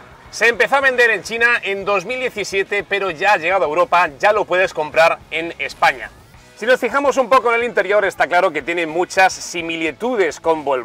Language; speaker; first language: Spanish; native; Spanish